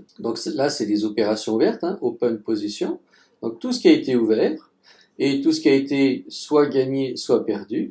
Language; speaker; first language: French; native; French